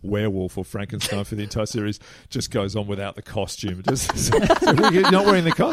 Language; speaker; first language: English; native; English